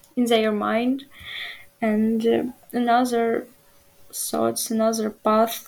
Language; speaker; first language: English; non-native, learner; Ukrainian